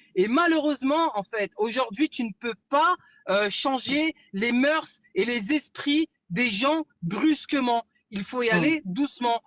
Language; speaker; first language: French; native; French